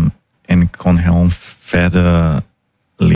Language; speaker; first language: Dutch; early bilingual, heritage; Portuguese